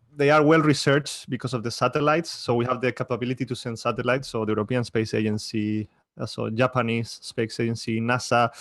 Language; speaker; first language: English; non-native, fluent; Spanish